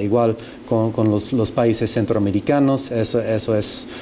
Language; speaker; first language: Spanish; non-native, fluent; English